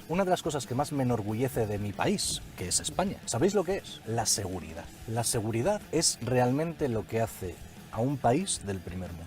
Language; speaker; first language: Spanish; native; Spanish